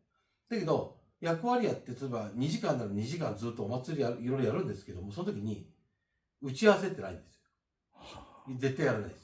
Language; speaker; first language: Japanese; native; Japanese